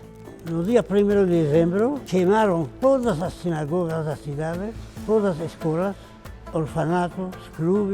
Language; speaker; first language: Portuguese; non-native, fluent; Arabic